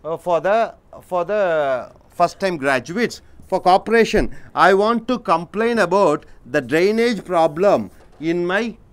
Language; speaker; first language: English; non-native, local second language; Tamil